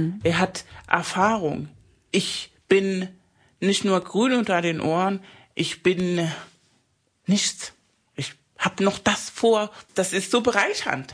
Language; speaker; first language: German; non-native, fluent; Spanish